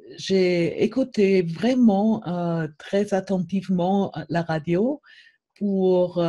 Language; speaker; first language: French; non-native, fluent; German